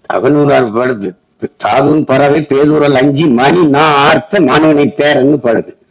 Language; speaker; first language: Tamil; native; Tamil